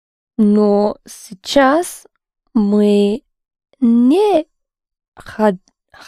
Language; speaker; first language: Russian; non-native, learner; English